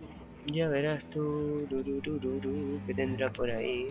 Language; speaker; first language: Spanish; native; Spanish